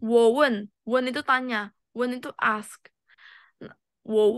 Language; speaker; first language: Chinese; non-native, fluent; Indonesian